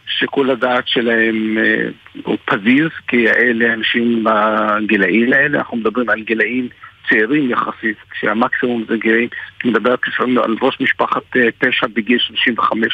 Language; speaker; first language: Hebrew; non-native, local second language; Arabic